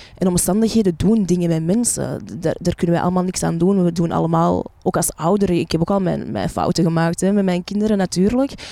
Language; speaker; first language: Dutch; early bilingual, other home language; Arabic